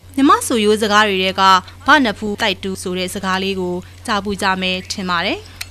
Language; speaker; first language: Burmese; native; Burmese